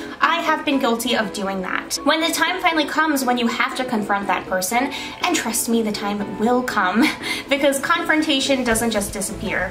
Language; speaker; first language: English; native; English